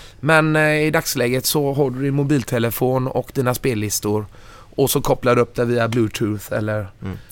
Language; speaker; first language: Swedish; native; Swedish